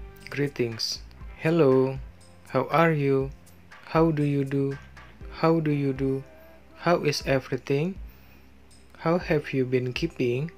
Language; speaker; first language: English; non-native, fluent; Indonesian